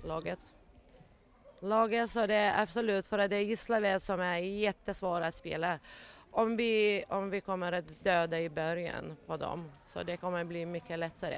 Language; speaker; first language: Swedish; non-native, fluent; Lithuanian